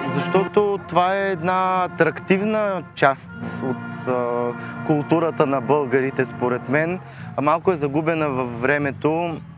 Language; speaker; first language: Bulgarian; early bilingual, heritage; Bulgarian